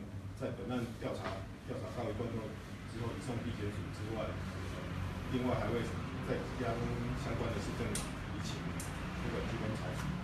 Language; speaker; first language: Chinese; native; Chinese